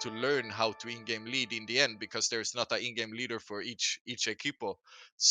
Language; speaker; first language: English; non-native, fluent; Swedish